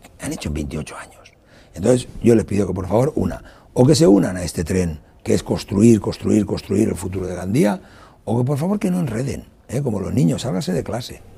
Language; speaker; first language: Spanish; non-native, local second language; Catalan